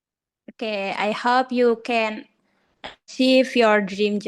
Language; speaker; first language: English; non-native, learner; Indonesian